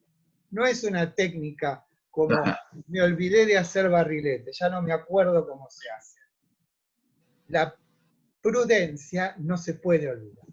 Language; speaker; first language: Spanish; native; Spanish